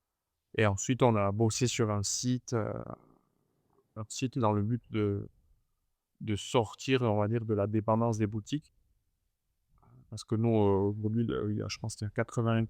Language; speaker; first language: French; native; French